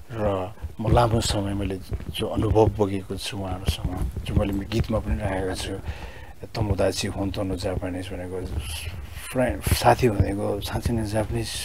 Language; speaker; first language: Nepali; early bilingual, heritage; Nepali